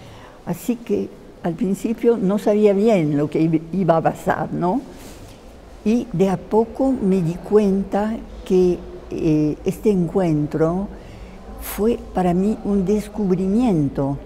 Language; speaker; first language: Spanish; non-native, fluent; French